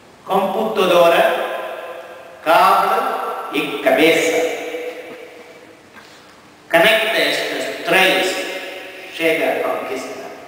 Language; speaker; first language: Spanish; non-native, fluent; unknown